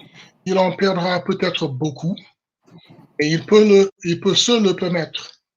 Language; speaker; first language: French; non-native, fluent; English